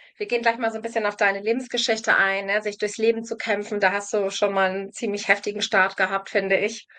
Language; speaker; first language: German; native; German